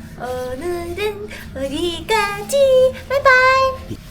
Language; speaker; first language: Korean; non-native, learner; Vietnamese